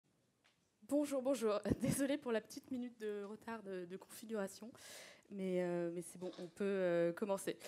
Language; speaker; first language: French; native; French